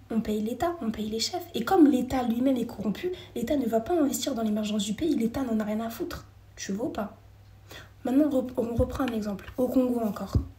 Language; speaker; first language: French; early bilingual, other home language; Wolof